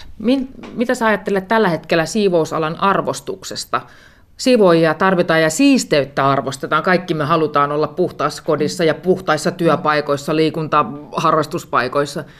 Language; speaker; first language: Finnish; native; Finnish